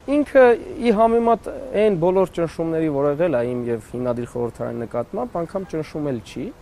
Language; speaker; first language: Armenian; native; Armenian